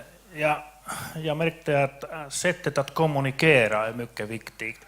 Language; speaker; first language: Swedish; non-native, local second language; Finnish